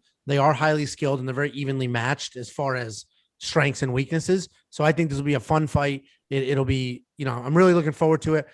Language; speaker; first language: English; native; English